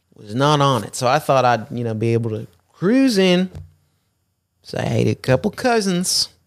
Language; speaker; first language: English; native; English